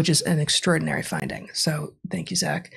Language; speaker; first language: English; native; English